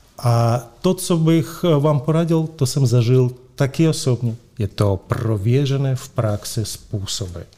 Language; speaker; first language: Czech; non-native, fluent; Russian